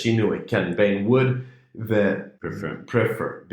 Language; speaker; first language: Hebrew; non-native, fluent; English